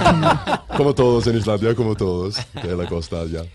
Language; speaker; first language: Spanish; non-native, learner; Icelandic